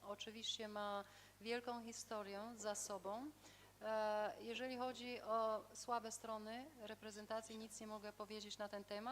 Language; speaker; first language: Polish; non-native, fluent; Albanian